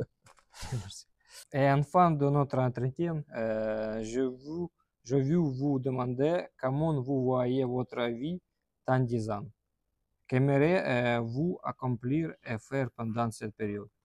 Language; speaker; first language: French; non-native, learner; Russian